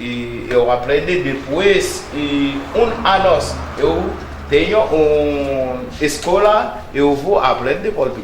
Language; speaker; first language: Portuguese; non-native, learner; Haitian Creole